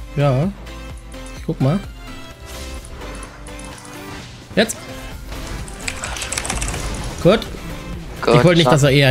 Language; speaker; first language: German; native; German